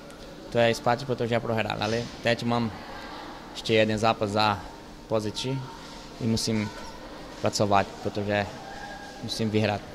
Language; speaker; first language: Czech; non-native, learner; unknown